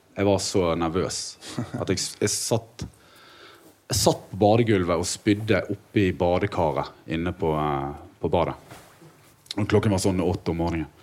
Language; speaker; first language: Norwegian; native; Norwegian